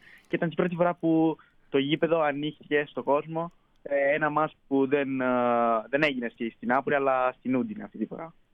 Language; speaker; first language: Greek; early bilingual, heritage; Greek